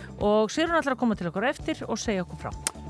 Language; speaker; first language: Icelandic; native; Icelandic